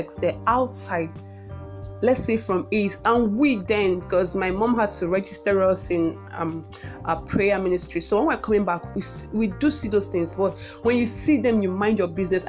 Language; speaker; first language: English; non-native, local second language; Igbo